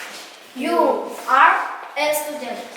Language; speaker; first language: English; non-native, learner; Kazakh